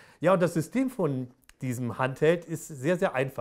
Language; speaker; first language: German; native; German